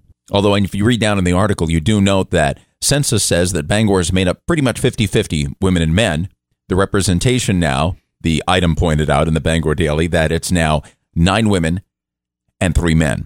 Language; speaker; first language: English; native; English